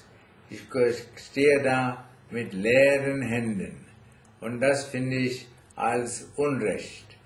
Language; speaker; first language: German; non-native, fluent; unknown